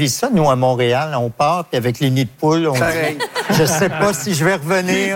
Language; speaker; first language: French; native; French